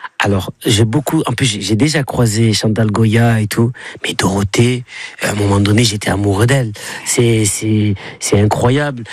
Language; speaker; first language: French; native; French